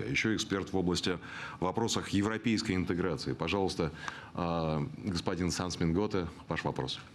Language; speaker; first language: Russian; native; Russian